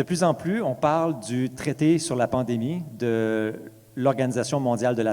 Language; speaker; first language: French; native; French